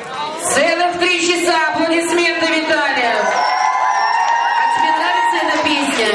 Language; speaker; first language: Russian; native; Russian